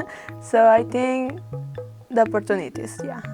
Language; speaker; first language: English; non-native, local second language; Spanish